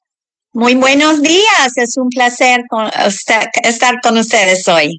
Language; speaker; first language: Spanish; non-native, learner; English